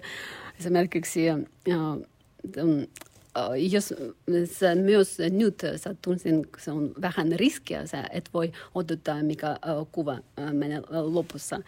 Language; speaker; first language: Finnish; non-native, learner; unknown